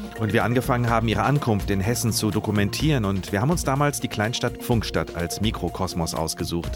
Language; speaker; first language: German; native; German